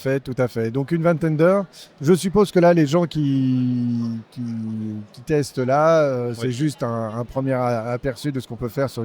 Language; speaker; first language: French; native; French